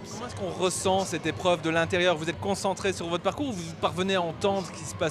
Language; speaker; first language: French; native; French